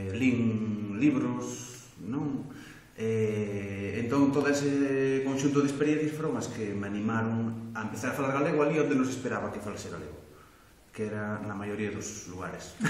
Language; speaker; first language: Galician; non-native, local second language; Spanish